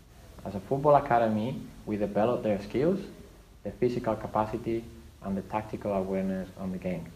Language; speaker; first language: English; non-native, fluent; Spanish